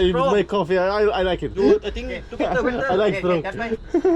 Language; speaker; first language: English; non-native, learner; Polish